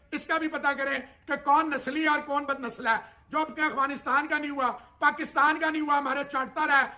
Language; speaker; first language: Urdu; native; Urdu